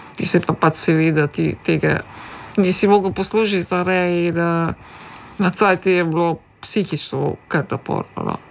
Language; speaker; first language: Slovenian; early bilingual, other home language; Macedonian